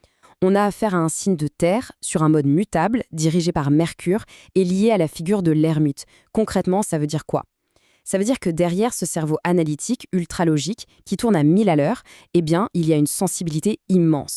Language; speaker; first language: French; native; French